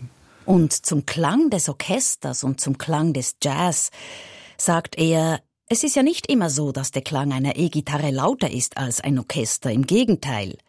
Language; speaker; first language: German; native; German